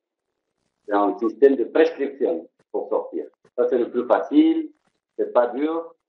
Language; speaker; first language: French; non-native, fluent; Spanish